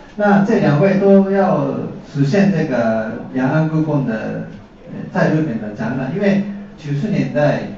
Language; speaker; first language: Chinese; non-native, fluent; Japanese